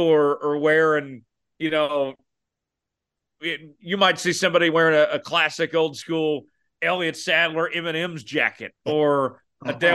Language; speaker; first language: English; native; English